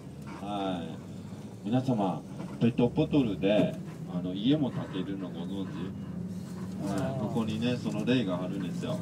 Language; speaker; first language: Japanese; non-native, fluent; Chinese